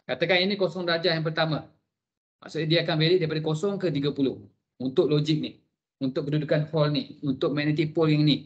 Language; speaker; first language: Malay; native; Malay